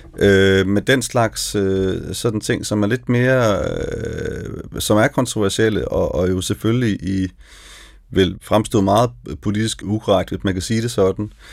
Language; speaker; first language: Danish; native; Danish